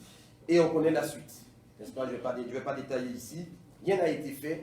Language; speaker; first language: French; non-native, local second language; Haitian Creole